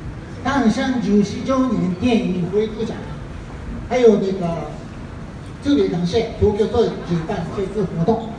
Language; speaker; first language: Chinese; non-native, fluent; Japanese